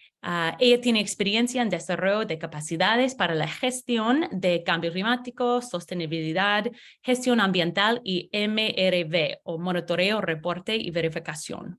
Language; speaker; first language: Spanish; non-native, learner; English